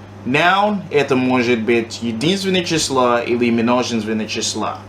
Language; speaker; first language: Russian; non-native, learner; English